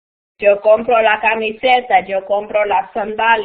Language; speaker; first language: Spanish; non-native, fluent; English